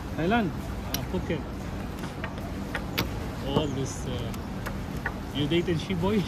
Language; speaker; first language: English; non-native, learner; Filipino